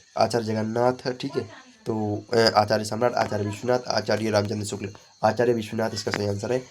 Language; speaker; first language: Hindi; native; Hindi